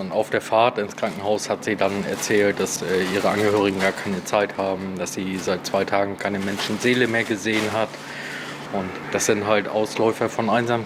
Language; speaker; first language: German; native; German